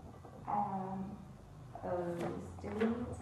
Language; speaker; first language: English; non-native, learner; Vietnamese